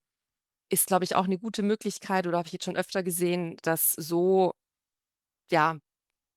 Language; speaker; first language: German; native; German